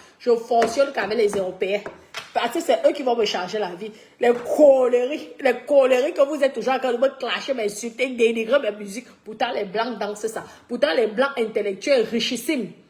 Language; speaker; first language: French; native; French